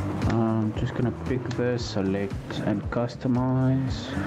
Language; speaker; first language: English; non-native, local second language; Afrikaans